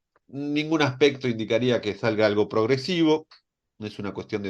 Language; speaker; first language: Spanish; native; Spanish